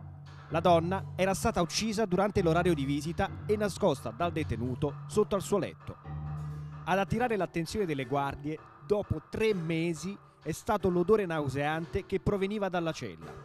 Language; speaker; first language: Italian; native; Italian